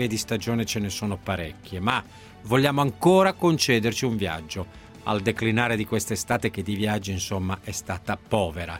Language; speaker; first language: Italian; native; Italian